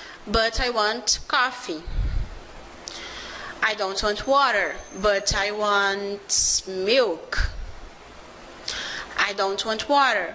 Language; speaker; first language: English; non-native, fluent; Portuguese